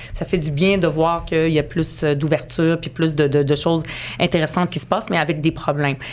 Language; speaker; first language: French; native; French